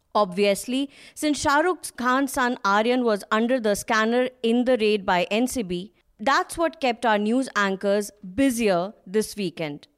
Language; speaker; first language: English; non-native, local second language; Hindi